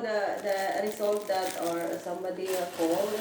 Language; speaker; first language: English; non-native, local second language; Filipino